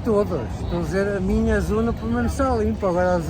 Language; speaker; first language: Portuguese; native; Portuguese